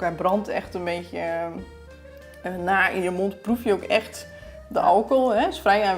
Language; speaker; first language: Dutch; native; Dutch